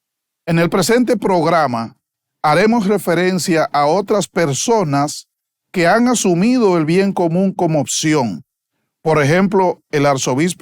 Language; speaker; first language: Spanish; native; Spanish